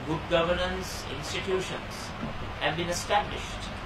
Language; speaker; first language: English; non-native, local second language; Sinhala